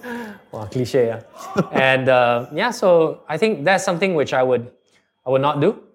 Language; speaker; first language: English; native; English